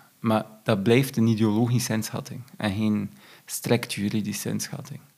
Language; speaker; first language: Dutch; native; Dutch